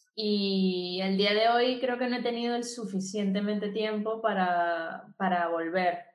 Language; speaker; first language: Spanish; native; Spanish